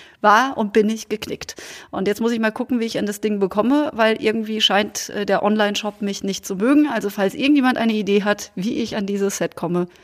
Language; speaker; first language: German; native; German